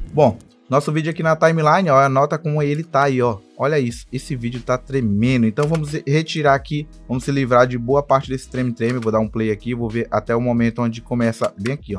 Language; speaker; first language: Portuguese; native; Portuguese